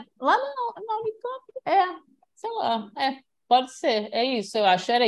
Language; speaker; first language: Portuguese; early bilingual, other home language; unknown